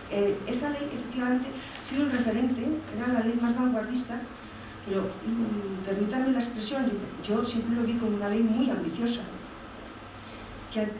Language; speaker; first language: Spanish; native; Spanish